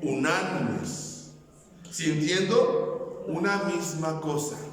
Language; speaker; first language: Spanish; native; Spanish